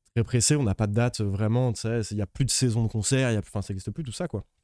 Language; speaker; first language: French; native; French